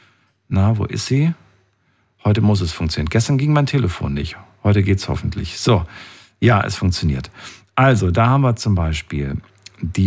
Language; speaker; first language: German; native; German